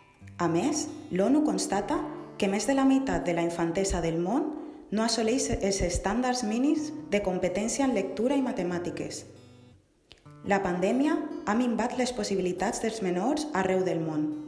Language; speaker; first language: Catalan; native; Catalan